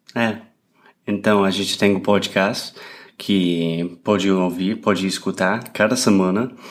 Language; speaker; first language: Portuguese; non-native, fluent; English